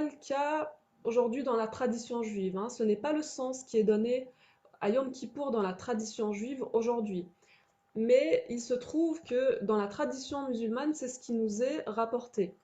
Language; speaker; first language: French; native; French